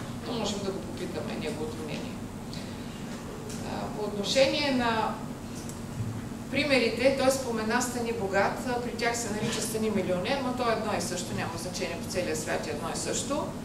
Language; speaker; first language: Bulgarian; native; Bulgarian